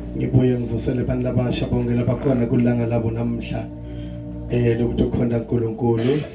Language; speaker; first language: Zulu; non-native, local second language; Swati